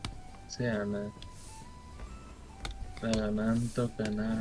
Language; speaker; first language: Japanese; non-native, learner; Spanish